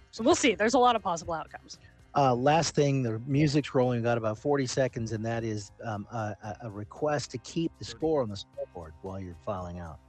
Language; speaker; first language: English; native; English